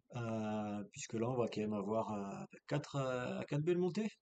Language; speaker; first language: French; native; French